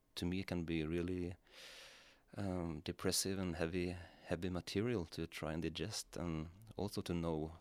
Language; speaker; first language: English; non-native, fluent; Norwegian